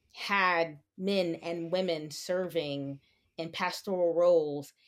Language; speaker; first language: English; native; English